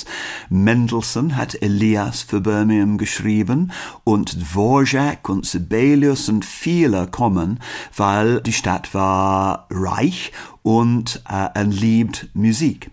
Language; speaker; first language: German; non-native, fluent; English